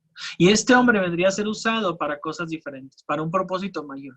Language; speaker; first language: Spanish; native; Spanish